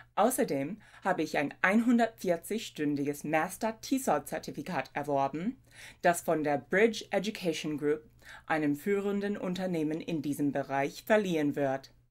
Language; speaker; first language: German; non-native, fluent; English